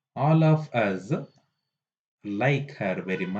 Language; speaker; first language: English; non-native, local second language; Kannada